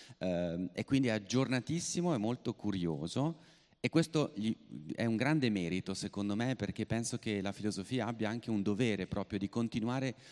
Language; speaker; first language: Italian; native; Italian